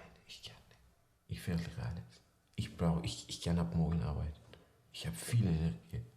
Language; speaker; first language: German; non-native, fluent; Persian